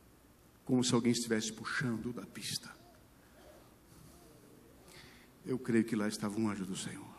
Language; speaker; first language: Portuguese; native; Portuguese